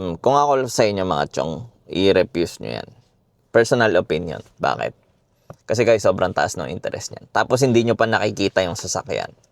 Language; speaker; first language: Filipino; native; Filipino